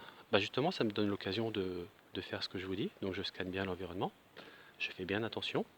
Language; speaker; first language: French; native; French